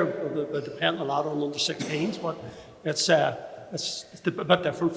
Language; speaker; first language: English; native; English